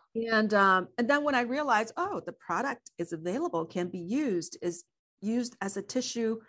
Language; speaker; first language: English; non-native, fluent; Chinese